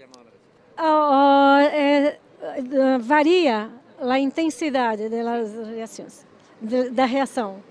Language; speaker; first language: Spanish; non-native, learner; Portuguese